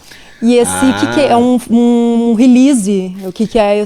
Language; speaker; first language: Portuguese; native; Portuguese